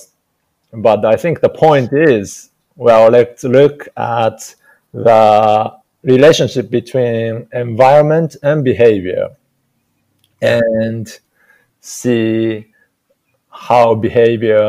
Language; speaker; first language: English; non-native, fluent; Japanese